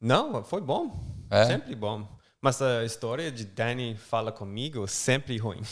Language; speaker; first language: Portuguese; non-native, learner; English